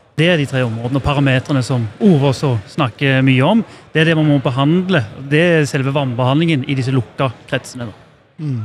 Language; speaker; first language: Norwegian; native; Norwegian